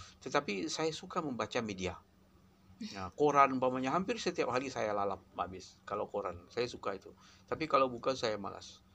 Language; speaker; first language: Indonesian; non-native, local second language; Minangkabau